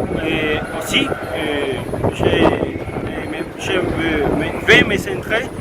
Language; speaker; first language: French; non-native, learner; Spanish